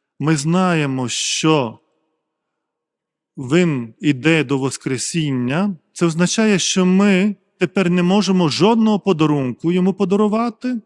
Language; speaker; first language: Ukrainian; non-native, fluent; Lithuanian